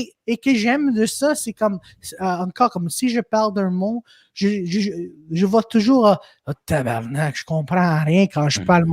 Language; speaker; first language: French; non-native, local second language; English